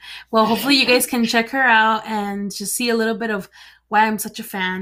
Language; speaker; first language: English; early bilingual, other home language; Spanish